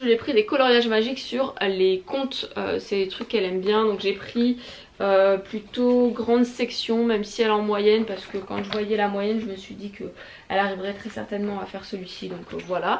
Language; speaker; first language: French; native; French